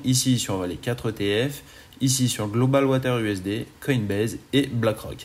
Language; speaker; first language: French; native; French